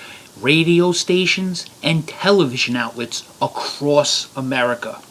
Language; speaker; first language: English; native; English